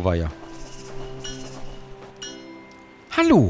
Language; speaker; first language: German; native; German